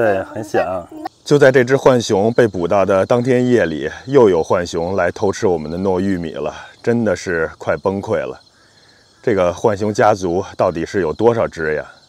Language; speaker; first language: Chinese; native; Chinese